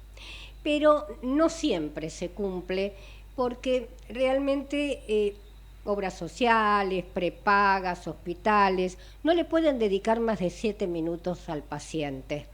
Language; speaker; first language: Spanish; native; Spanish